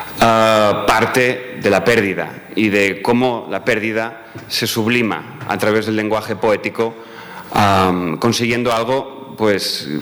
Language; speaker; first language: Spanish; non-native, local second language; Catalan